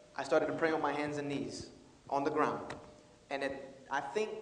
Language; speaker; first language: English; native; English